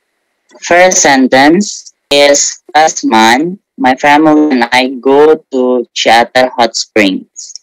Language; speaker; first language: English; non-native, learner; Indonesian